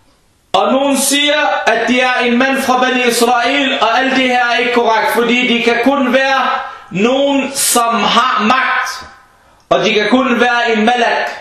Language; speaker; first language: Danish; non-native, fluent; Arabic